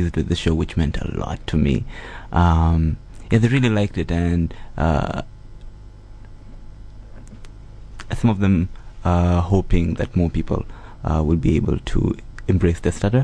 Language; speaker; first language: English; non-native, local second language; Swahili